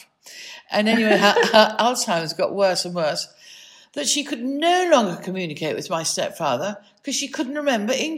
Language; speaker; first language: English; native; English